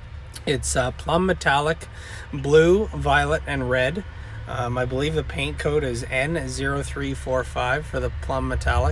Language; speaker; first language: English; native; English